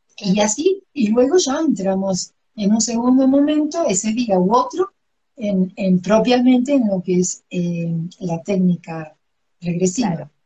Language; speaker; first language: Spanish; native; Spanish